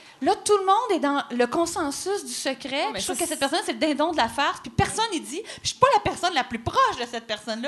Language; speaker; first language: French; native; French